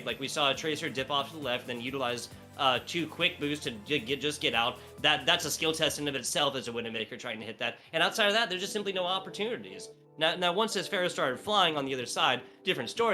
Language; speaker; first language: English; native; English